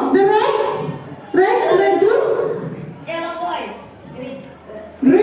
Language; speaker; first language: English; non-native, learner; Indonesian